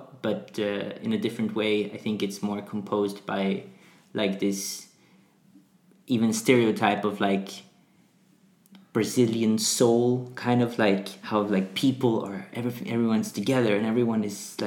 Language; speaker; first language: English; non-native, fluent; Portuguese